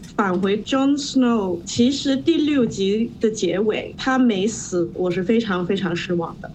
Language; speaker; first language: Chinese; non-native, local second language; Cantonese